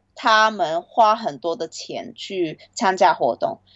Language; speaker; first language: Chinese; non-native, fluent; Cantonese